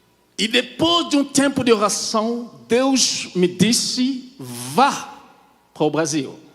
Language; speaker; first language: Portuguese; non-native, fluent; French